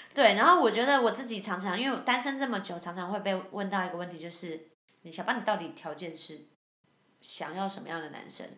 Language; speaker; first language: Chinese; native; Chinese